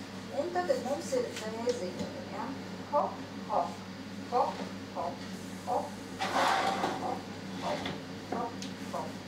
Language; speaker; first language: Latvian; native; Latvian